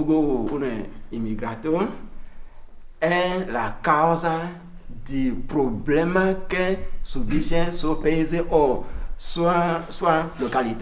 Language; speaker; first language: Italian; non-native, fluent; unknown